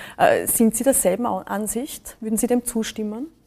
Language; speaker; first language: German; native; German